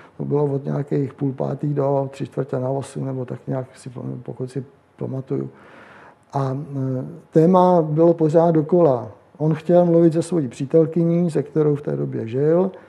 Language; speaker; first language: Czech; native; Czech